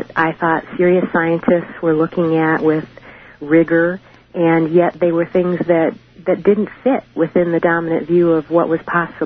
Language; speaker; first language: English; native; English